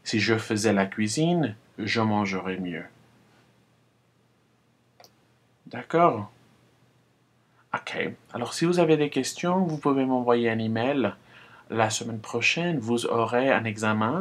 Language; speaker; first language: French; non-native, fluent; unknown